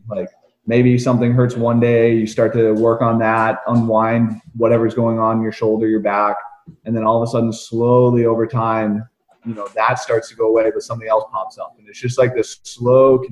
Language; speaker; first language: English; native; English